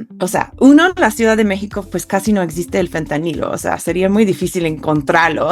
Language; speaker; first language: Spanish; non-native, fluent; English